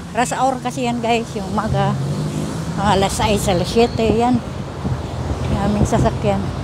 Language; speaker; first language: Filipino; non-native, local second language; Cebuano